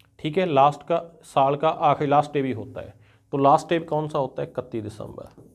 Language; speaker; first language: Hindi; non-native, local second language; Punjabi